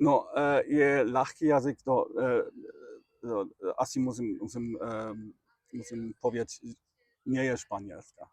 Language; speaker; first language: Slovak; non-native, learner; German